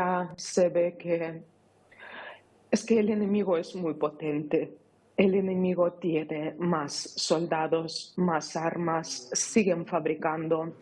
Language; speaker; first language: Spanish; non-native, fluent; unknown